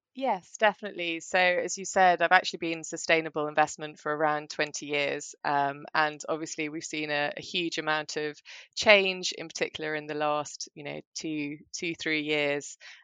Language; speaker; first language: English; early bilingual, other home language; German